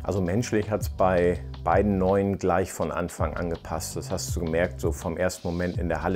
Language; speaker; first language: German; native; German